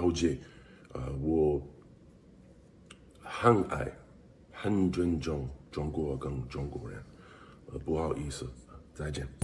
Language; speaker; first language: Chinese; non-native, learner; English